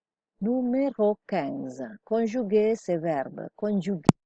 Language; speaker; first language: French; non-native, fluent; Indonesian